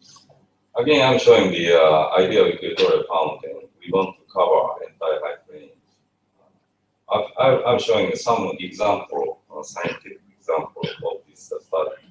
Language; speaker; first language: English; non-native, fluent; Japanese